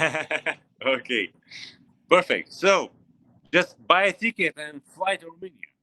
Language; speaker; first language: English; non-native, learner; Romanian